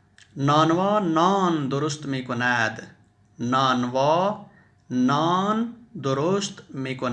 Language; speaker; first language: Persian; non-native, fluent; Urdu